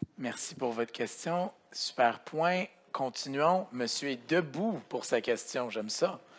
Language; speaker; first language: French; native; French